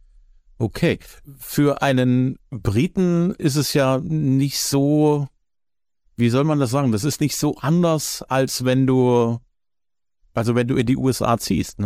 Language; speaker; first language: German; native; German